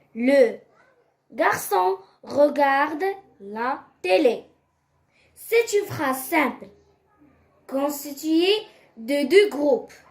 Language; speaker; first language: French; non-native, local second language; Arabic